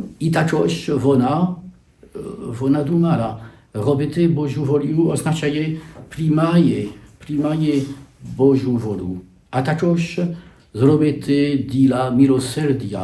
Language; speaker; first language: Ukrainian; non-native, learner; French